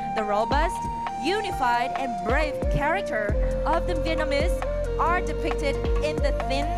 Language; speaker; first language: English; non-native, fluent; Vietnamese